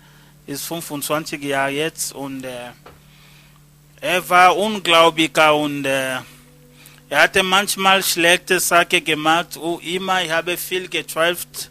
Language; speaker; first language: German; non-native, learner; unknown